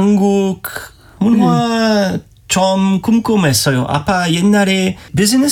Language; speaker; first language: Korean; non-native, learner; German